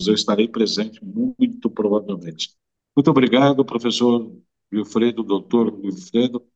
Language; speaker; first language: Portuguese; native; Portuguese